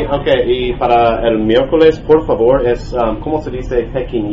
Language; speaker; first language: Spanish; non-native, learner; English